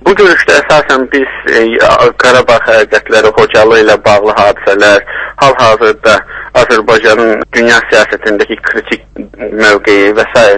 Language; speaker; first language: Azerbaijani; native; Azerbaijani